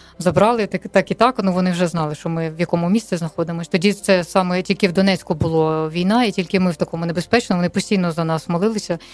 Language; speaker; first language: Ukrainian; non-native, local second language; Russian